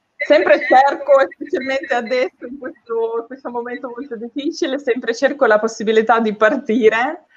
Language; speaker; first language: Italian; non-native, learner; Ukrainian